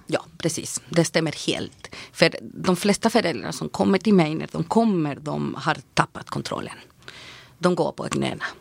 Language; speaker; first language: Swedish; non-native, fluent; Spanish